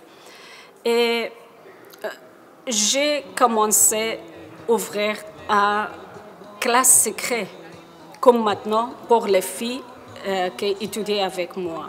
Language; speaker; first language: French; non-native, learner; Persian